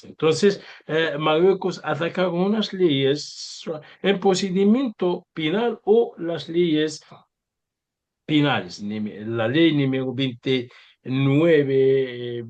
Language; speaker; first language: Spanish; non-native, learner; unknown